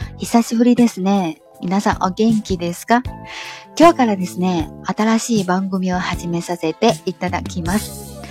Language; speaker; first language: Japanese; non-native, fluent; Chinese